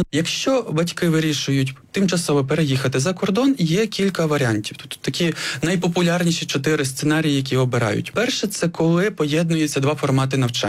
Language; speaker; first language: Ukrainian; native; Ukrainian